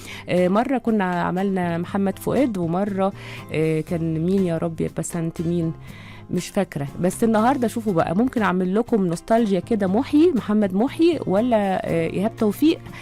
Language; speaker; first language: Arabic; native; Arabic